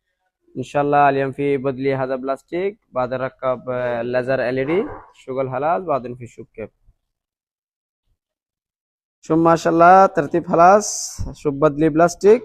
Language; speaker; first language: Arabic; non-native, learner; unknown